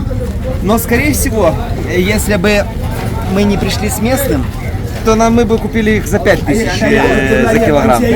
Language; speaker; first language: Russian; native; Russian